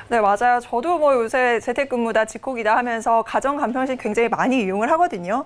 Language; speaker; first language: Korean; native; Korean